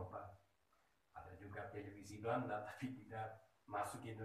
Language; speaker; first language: Indonesian; early bilingual, heritage; Dutch